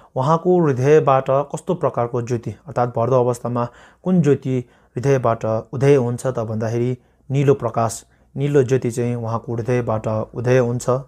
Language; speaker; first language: Nepali; non-native, local second language; Sherpa